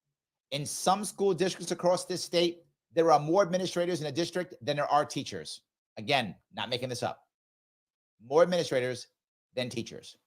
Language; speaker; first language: English; native; English